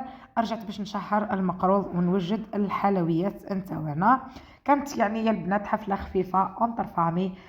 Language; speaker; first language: Arabic; native; Arabic